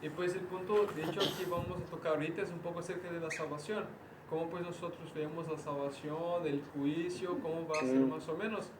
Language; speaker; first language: Spanish; native; Spanish